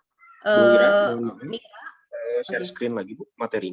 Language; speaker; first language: Indonesian; native; Indonesian